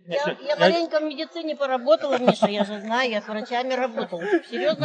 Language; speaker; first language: Russian; native; Russian